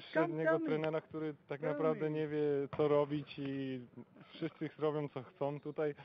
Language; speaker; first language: Polish; native; Polish